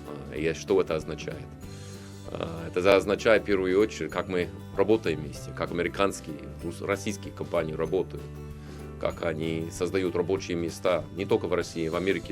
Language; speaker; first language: Russian; non-native, fluent; English